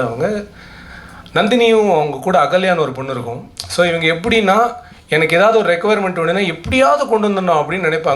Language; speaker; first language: Tamil; native; Tamil